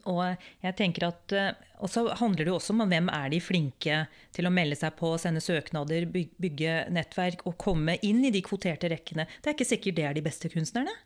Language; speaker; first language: Norwegian; early bilingual, other home language; Urdu